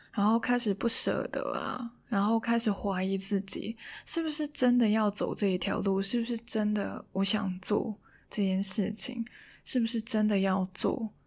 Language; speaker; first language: Chinese; non-native, local second language; Cantonese